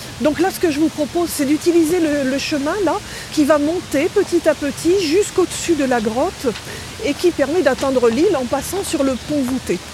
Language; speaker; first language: French; native; French